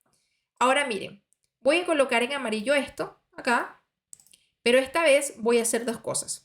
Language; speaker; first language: Spanish; native; Spanish